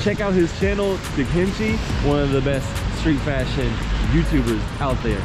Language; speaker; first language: English; native; English